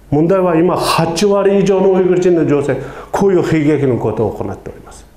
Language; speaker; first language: Japanese; non-native, fluent; Chinese